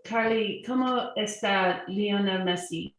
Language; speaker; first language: Spanish; non-native, learner; English